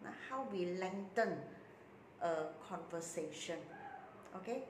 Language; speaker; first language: English; non-native, local second language; Malay